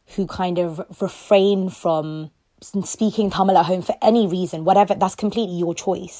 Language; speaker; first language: English; early bilingual, other home language; Tamil